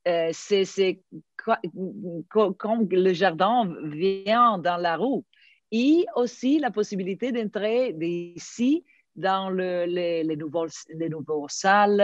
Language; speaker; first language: French; non-native, fluent; Italian